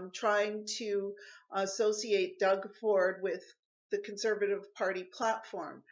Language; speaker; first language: English; native; English